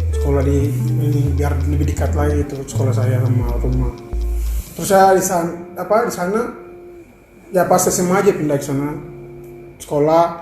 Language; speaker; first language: Indonesian; native; Indonesian